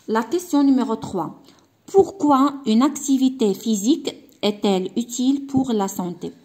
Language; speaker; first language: French; non-native, local second language; Arabic